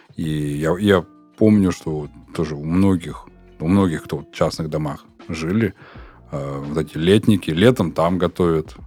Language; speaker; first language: Russian; native; Russian